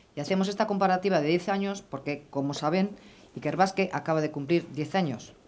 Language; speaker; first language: Spanish; native; Spanish